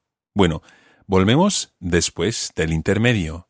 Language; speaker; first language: Spanish; non-native, fluent; English